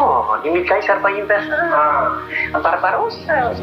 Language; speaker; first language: Hebrew; non-native, fluent; Polish